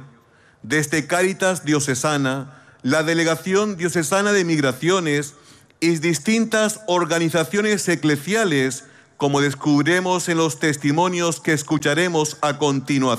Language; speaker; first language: Spanish; native; Spanish